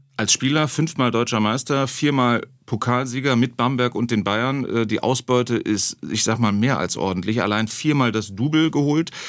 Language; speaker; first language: German; native; German